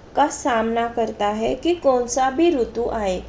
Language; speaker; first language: Hindi; non-native, local second language; Marathi